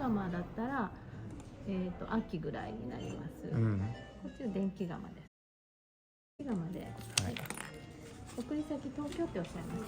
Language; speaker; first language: Japanese; native; Japanese